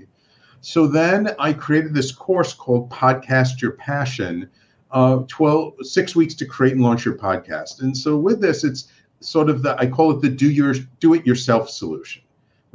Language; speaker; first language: English; native; English